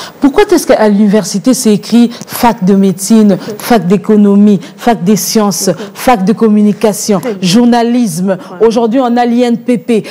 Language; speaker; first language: French; non-native, local second language; Lingala